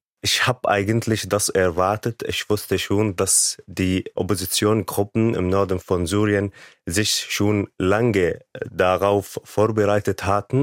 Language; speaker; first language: German; non-native, fluent; Arabic